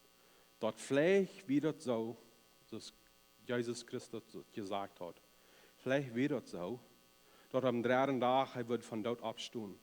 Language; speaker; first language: German; non-native, learner; Plautdietsch